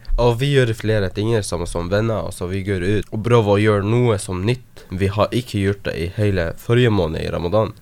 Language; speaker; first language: Norwegian; non-native, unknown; Arabic